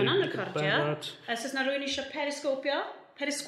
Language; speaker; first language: Welsh; native; Welsh